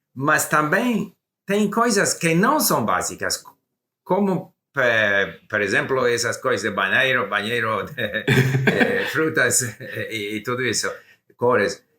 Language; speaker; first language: Portuguese; non-native, learner; English